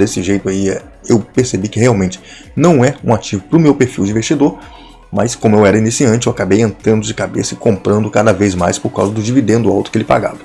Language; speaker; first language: Portuguese; native; Portuguese